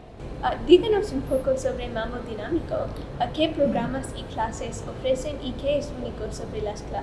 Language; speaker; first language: Spanish; non-native, learner; English